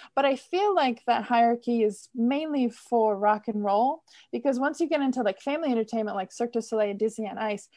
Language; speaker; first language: English; native; English